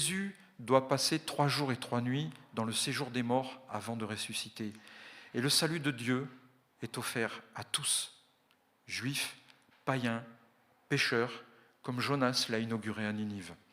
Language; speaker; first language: French; native; French